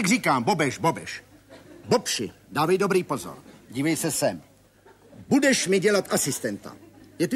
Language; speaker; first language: Czech; native; Czech